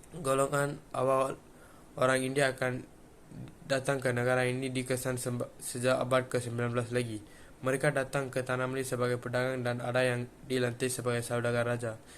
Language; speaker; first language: Malay; non-native, local second language; Tamil